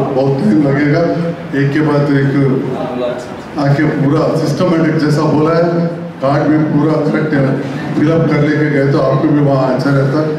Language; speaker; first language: Urdu; non-native, local second language; Telugu